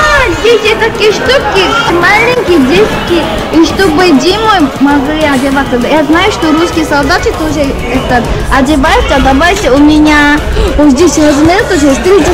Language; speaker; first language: Russian; non-native, learner; Korean